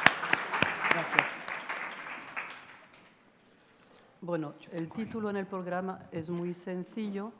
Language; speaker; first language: Spanish; non-native, fluent; French